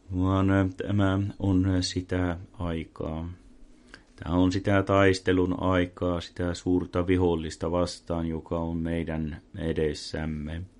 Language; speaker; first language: Finnish; non-native, local second language; Swedish